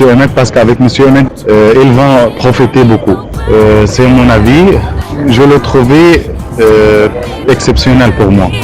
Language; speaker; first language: French; non-native, learner; Arabic